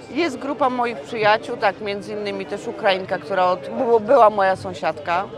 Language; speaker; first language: Polish; native; Polish